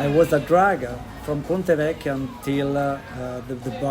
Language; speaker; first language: English; non-native, learner; Italian